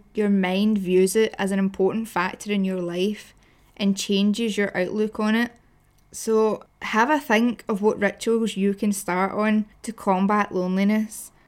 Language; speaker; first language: English; native; English